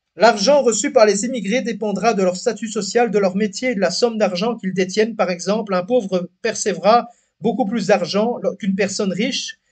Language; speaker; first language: French; native; French